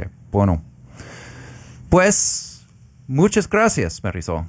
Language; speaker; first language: Spanish; non-native, learner; English